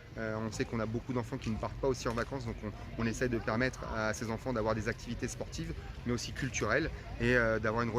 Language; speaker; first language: French; native; French